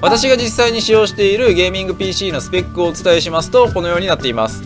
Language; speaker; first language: Japanese; native; Japanese